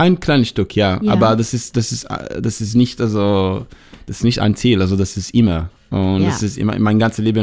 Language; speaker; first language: German; non-native, learner; Hebrew